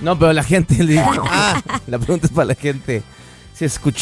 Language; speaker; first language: Spanish; native; Spanish